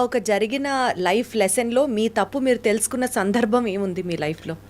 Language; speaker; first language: Telugu; native; Telugu